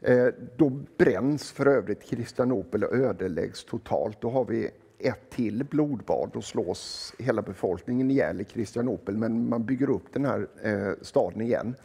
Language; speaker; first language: Swedish; native; Swedish